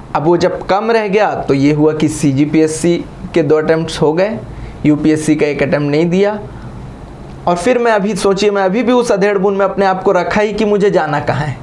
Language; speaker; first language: Hindi; native; Hindi